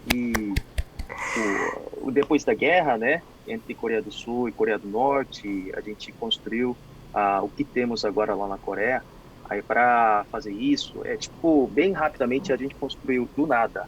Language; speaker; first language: Portuguese; non-native, fluent; Korean